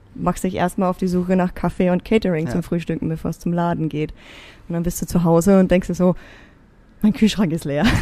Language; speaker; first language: German; native; German